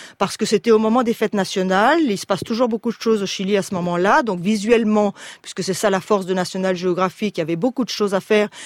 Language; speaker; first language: French; early bilingual, other home language; Spanish